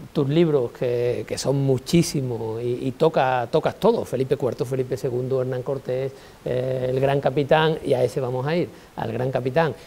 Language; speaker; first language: Spanish; native; Spanish